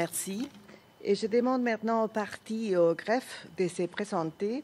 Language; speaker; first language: French; non-native, fluent; Spanish